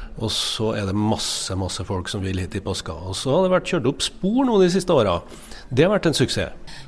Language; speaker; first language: Norwegian; native; Norwegian